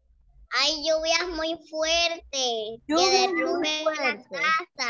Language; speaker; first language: Spanish; native; Spanish